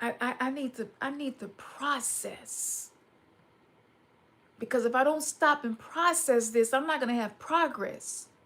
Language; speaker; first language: English; native; English